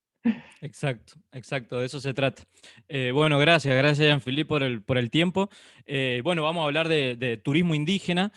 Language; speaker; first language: Spanish; native; Spanish